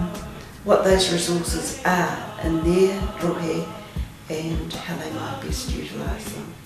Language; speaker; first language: English; native; English